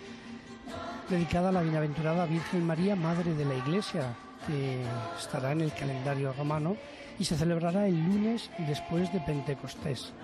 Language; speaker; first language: Spanish; native; Spanish